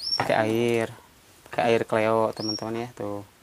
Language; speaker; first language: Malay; non-native, local second language; Sundanese